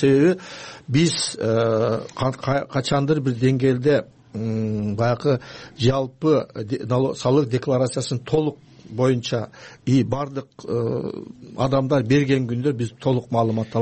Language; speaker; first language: Kyrgyz; native; Kyrgyz